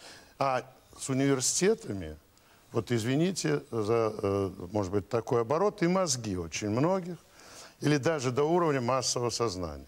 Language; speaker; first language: Russian; native; Russian